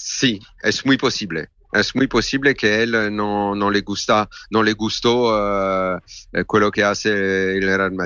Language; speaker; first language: Spanish; non-native, learner; French